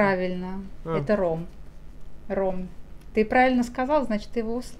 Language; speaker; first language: Russian; native; Russian